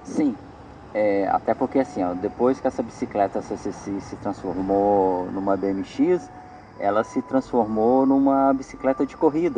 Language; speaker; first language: Portuguese; native; Portuguese